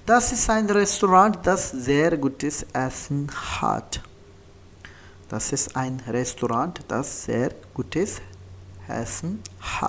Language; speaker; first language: German; non-native, fluent; Hindi